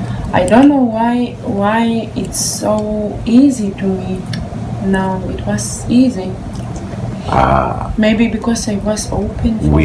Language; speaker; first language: English; non-native, learner; Hebrew